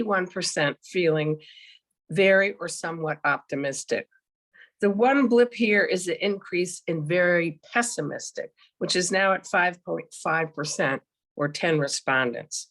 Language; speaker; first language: English; native; English